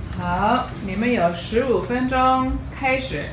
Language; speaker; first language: Chinese; non-native, learner; English